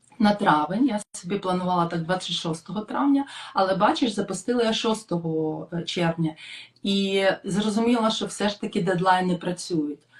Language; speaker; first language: Ukrainian; non-native, local second language; Russian